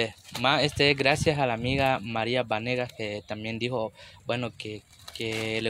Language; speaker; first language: Spanish; native; Spanish